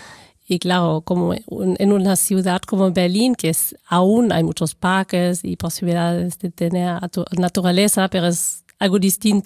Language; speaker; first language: Spanish; non-native, fluent; German